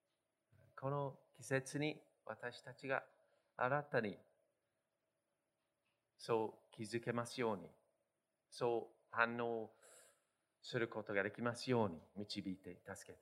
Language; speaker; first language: Japanese; non-native, fluent; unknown